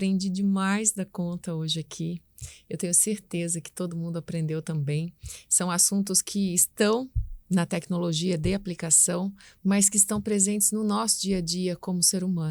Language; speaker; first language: Portuguese; native; Portuguese